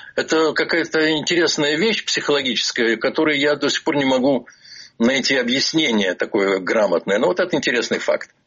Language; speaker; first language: Russian; native; Russian